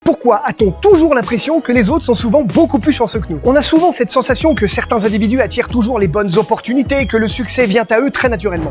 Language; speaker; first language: French; native; French